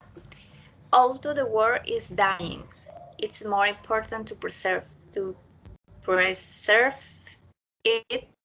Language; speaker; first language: English; non-native, learner; Spanish